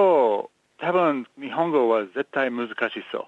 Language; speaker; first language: Japanese; non-native, learner; English